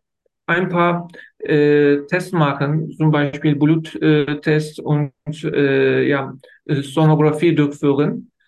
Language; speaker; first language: German; non-native, learner; Turkish